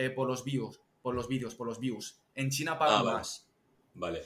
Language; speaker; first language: Spanish; early bilingual, other home language; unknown